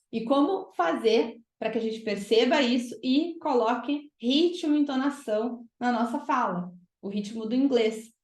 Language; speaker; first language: Portuguese; native; Portuguese